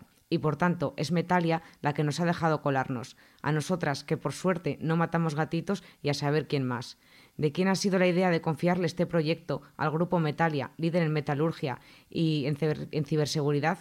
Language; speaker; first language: Spanish; native; Spanish